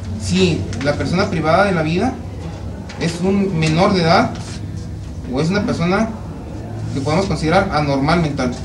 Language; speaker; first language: Spanish; native; Spanish